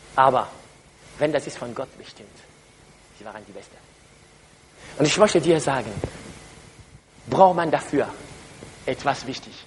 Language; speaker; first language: German; non-native, learner; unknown